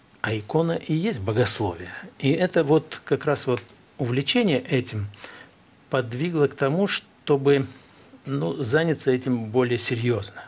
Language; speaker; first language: Russian; native; Russian